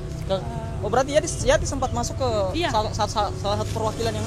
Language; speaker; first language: Indonesian; native; Indonesian